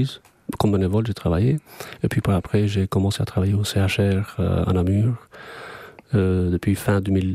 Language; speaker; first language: French; non-native, fluent; Albanian